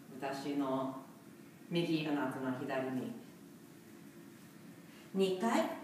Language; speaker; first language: Japanese; non-native, learner; English